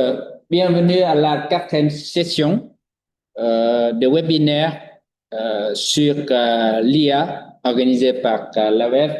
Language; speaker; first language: French; non-native, fluent; Vietnamese